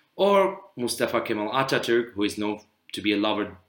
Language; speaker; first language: English; non-native, fluent; Czech